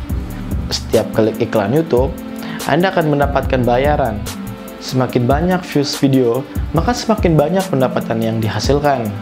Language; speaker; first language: Indonesian; native; Indonesian